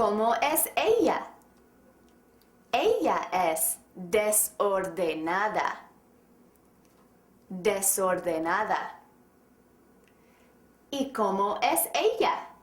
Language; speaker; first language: Spanish; non-native, fluent; English